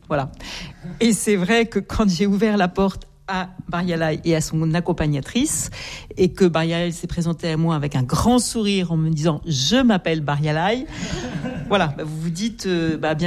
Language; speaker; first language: French; native; French